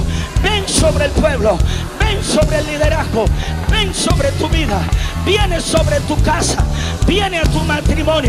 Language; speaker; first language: Spanish; native; Spanish